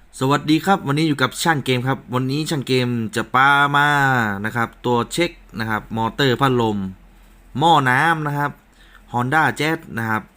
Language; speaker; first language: Thai; native; Thai